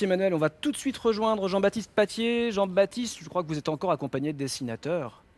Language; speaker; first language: French; native; French